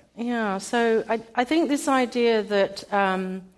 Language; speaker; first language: English; native; English